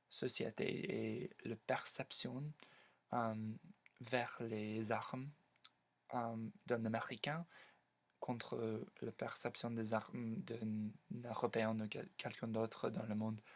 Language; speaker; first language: French; non-native, learner; English